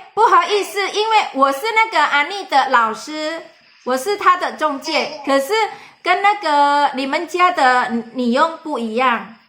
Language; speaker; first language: Chinese; non-native, fluent; Indonesian